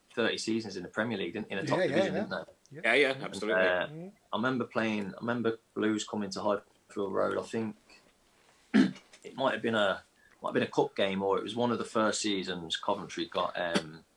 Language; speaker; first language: English; native; English